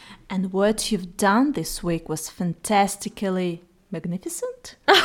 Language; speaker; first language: English; non-native, fluent; Russian